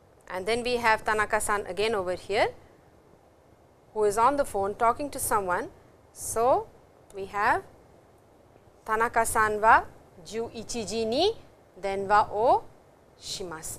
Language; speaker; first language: English; non-native, local second language; Hindi